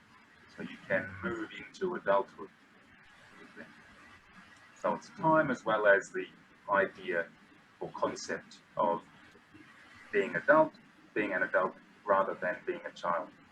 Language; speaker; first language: English; non-native, fluent; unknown